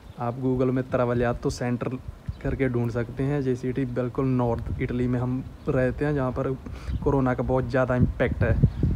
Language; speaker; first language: Hindi; non-native, local second language; Punjabi